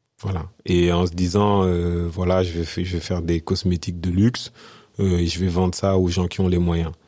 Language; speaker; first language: French; early bilingual, other home language; Wolof